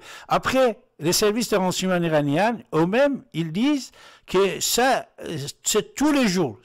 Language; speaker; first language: French; non-native, fluent; Persian